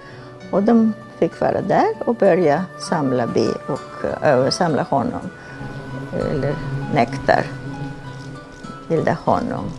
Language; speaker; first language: Swedish; non-native, fluent; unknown